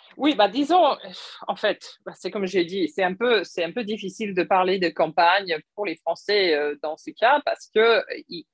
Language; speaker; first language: French; non-native, fluent; English